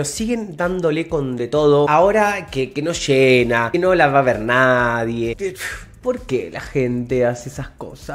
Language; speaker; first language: Spanish; native; Spanish